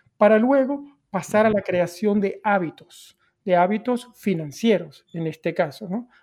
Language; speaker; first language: Spanish; native; Spanish